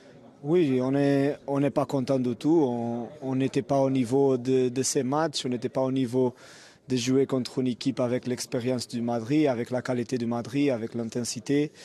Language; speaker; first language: French; non-native, fluent; Portuguese